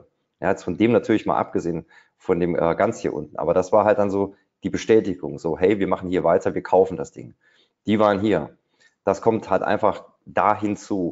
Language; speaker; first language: German; native; German